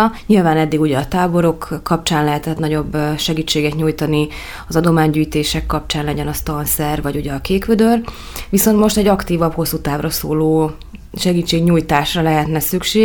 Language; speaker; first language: Hungarian; native; Hungarian